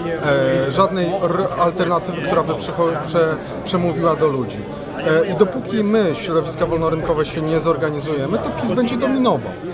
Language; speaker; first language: Polish; native; Polish